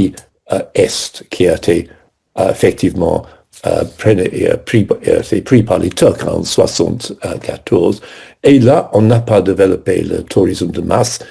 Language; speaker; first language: French; non-native, fluent; English